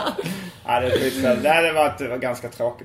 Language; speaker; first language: Swedish; native; Swedish